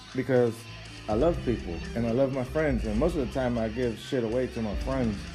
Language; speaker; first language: English; native; English